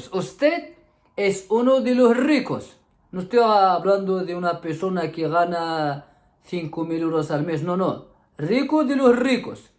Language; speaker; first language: Spanish; non-native, fluent; Arabic